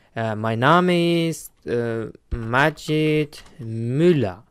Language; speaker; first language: German; non-native, fluent; Persian